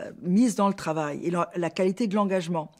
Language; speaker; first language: French; native; French